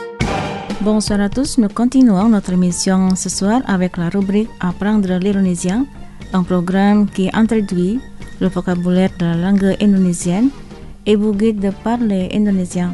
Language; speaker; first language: French; non-native, fluent; Indonesian